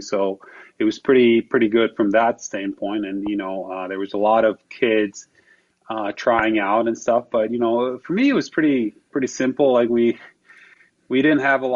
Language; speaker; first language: English; non-native, fluent; Slovak